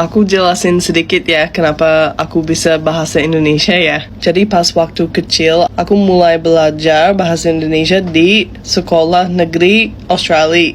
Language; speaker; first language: Indonesian; non-native, fluent; English